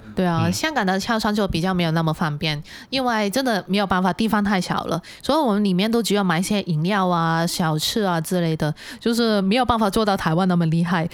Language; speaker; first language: Chinese; non-native, local second language; Cantonese